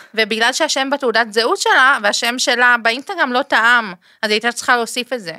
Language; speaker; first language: Hebrew; early bilingual, other home language; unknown